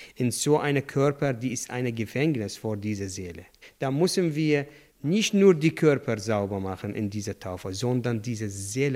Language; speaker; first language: German; non-native, learner; Arabic